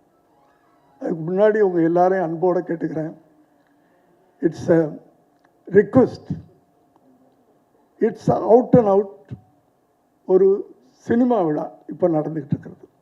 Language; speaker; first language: Tamil; native; Tamil